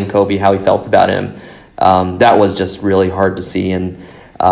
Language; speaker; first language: English; native; English